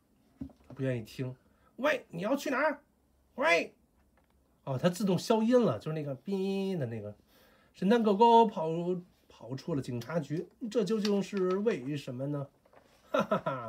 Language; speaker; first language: Chinese; native; Chinese